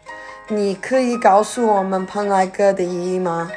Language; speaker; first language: Chinese; early bilingual, heritage; Chinese